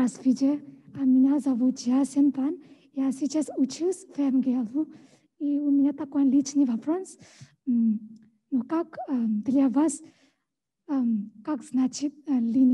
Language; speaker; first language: Russian; non-native, learner; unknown